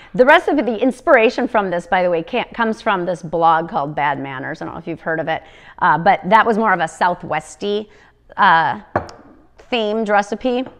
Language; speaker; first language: English; native; English